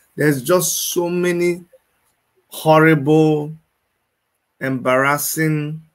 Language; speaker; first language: English; non-native, local second language; Igbo